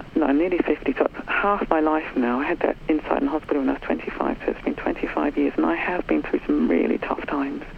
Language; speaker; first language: English; native; English